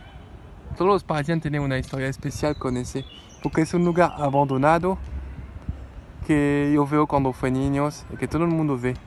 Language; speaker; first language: Spanish; non-native, fluent; French